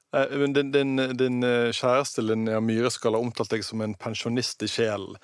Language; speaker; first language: Norwegian; native; Norwegian